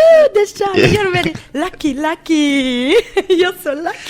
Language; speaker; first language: English; non-native, learner; Italian